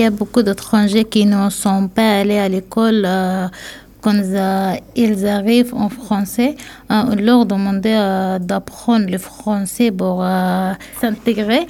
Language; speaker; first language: French; non-native, learner; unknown